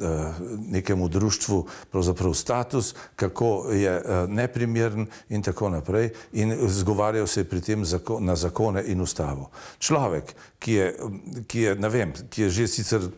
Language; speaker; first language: Slovenian; native; Slovenian